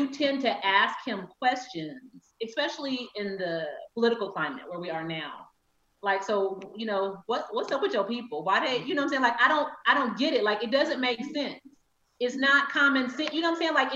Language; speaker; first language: English; native; English